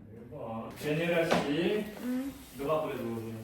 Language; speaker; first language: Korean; non-native, fluent; Russian